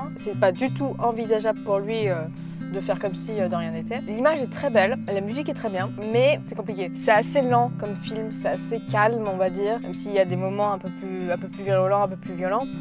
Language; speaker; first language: French; native; French